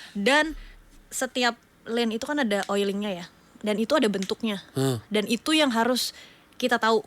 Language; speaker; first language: Indonesian; native; Indonesian